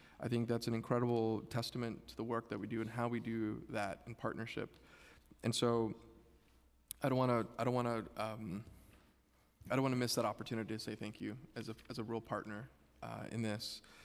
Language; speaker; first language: English; early bilingual, other home language; Spanish